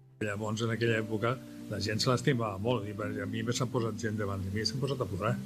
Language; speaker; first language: Catalan; native; Catalan